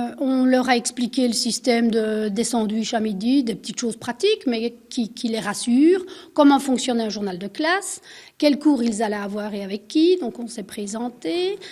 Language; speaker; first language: French; native; French